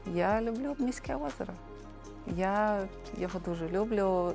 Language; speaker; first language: Ukrainian; non-native, local second language; Russian